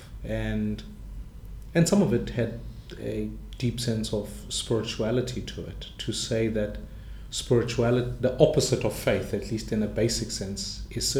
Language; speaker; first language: English; non-native, local second language; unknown